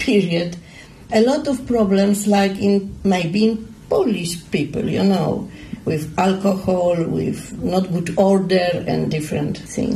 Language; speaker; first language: English; non-native, learner; Polish